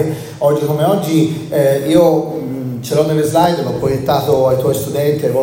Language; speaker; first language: Italian; native; Italian